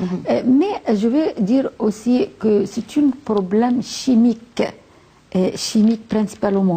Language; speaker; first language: French; non-native, fluent; Arabic